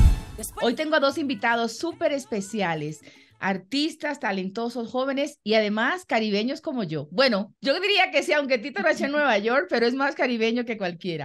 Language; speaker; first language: Spanish; native; Spanish